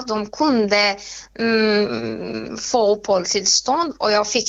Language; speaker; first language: Swedish; non-native, fluent; Persian